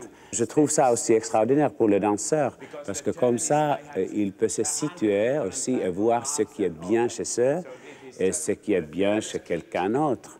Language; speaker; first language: French; non-native, fluent; Finnish